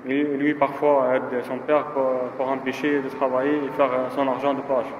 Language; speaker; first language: French; non-native, learner; Arabic